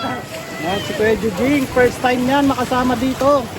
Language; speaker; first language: Filipino; native; Filipino